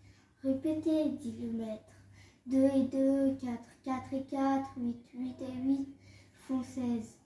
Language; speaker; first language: French; native; French